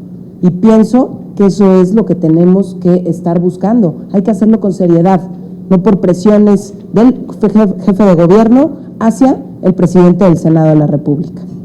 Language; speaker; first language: Spanish; native; Spanish